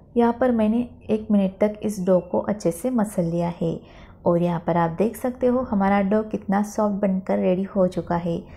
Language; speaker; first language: Hindi; non-native, local second language; Marathi